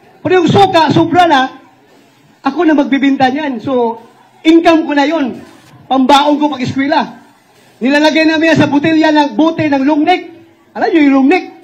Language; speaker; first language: Filipino; non-native, local second language; Cebuano